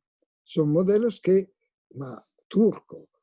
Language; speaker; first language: Spanish; non-native, fluent; Italian